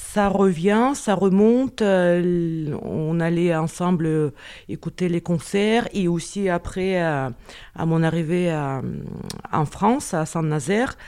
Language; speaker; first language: French; non-native, fluent; Russian